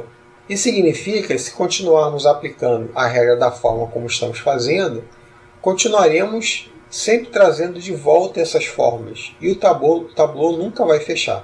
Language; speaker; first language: Portuguese; native; Portuguese